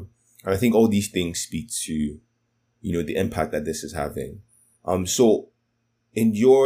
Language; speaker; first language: English; non-native, local second language; Yoruba